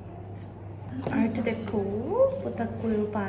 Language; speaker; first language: Russian; non-native, fluent; Korean